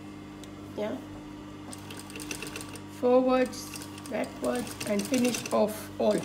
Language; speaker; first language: English; non-native, fluent; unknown